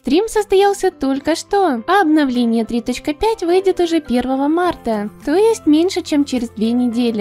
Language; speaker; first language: Russian; native; Russian